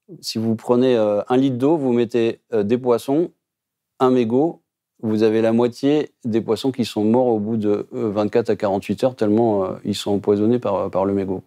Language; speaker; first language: French; native; French